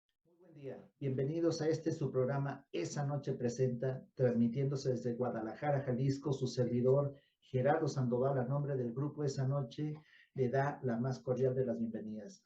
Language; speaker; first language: Spanish; native; Spanish